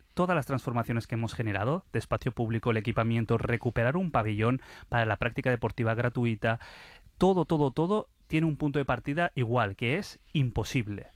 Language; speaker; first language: Spanish; early bilingual, other home language; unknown